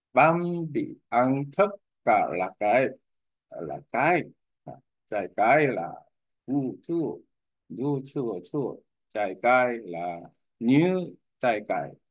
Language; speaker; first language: Vietnamese; non-native, learner; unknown